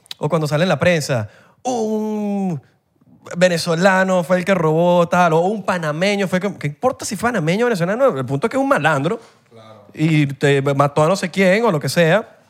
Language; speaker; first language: Spanish; native; Spanish